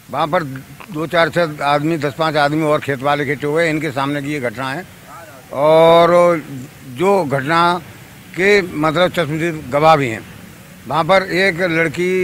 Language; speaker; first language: Hindi; native; Hindi